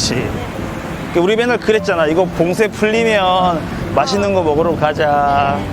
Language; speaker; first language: Korean; native; Korean